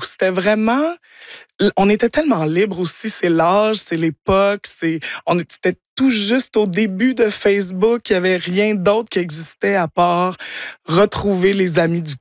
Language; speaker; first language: French; native; French